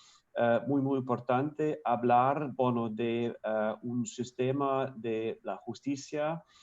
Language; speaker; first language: Spanish; non-native, fluent; German